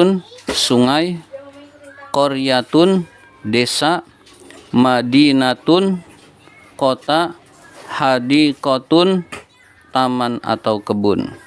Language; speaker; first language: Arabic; non-native, fluent; Indonesian